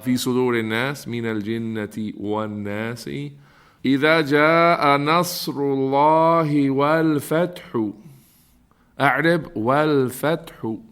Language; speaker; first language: Arabic; non-native, fluent; English